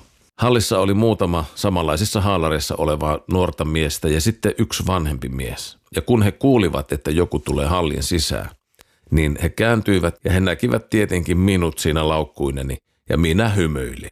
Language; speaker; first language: Finnish; native; Finnish